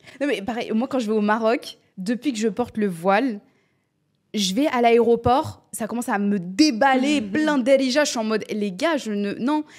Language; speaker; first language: French; native; French